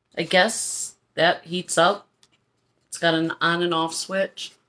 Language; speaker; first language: English; native; English